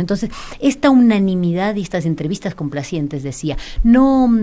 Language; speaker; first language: Spanish; native; Spanish